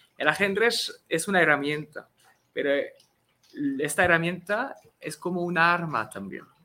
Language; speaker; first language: Spanish; non-native, fluent; French